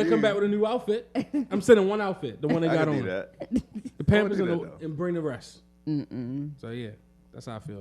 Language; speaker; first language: English; native; English